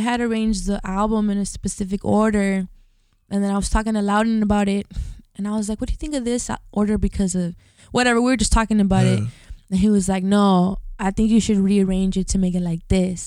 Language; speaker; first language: English; native; English